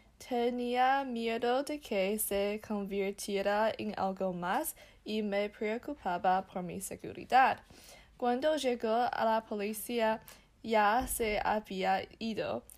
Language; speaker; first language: Spanish; non-native, learner; Chinese